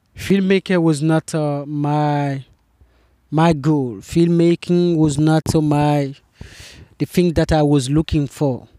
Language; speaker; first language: English; non-native, fluent; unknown